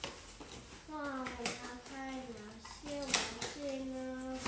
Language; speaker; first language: Chinese; early bilingual, heritage; Chinese